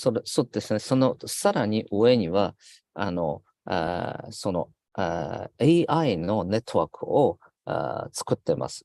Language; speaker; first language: Japanese; non-native, fluent; Chinese